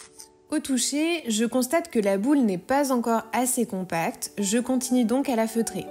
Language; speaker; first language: French; native; French